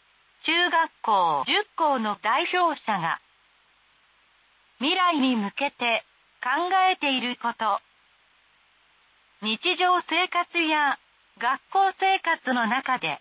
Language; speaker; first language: Japanese; native; Japanese